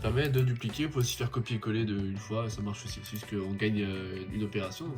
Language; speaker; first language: French; native; French